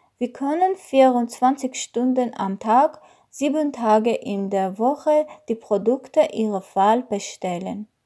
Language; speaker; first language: German; non-native, learner; Armenian